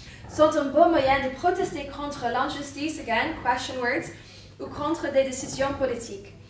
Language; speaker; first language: French; non-native, fluent; English